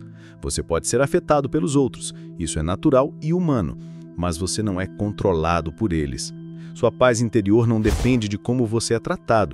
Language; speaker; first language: Portuguese; native; Portuguese